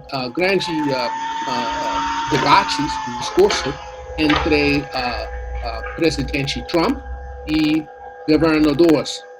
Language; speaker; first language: Portuguese; non-native, learner; English